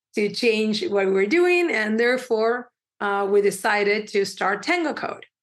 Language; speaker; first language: English; early bilingual, other home language; Spanish